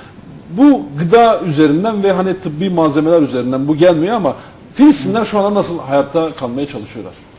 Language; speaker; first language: Turkish; native; Turkish